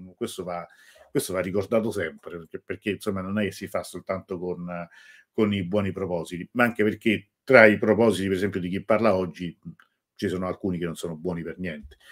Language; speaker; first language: Italian; native; Italian